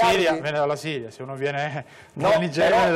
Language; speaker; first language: Italian; native; Italian